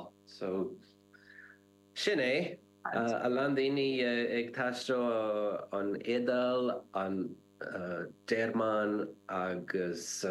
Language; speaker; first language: Irish; non-native, learner; English